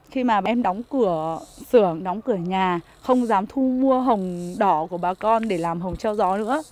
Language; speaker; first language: Vietnamese; non-native, local second language; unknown